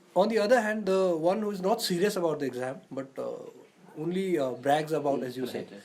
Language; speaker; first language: English; non-native, local second language; Nepali